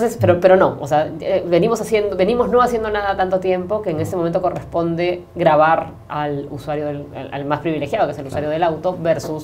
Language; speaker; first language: Spanish; native; Spanish